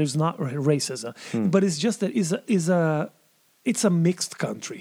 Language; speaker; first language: English; non-native, fluent; Portuguese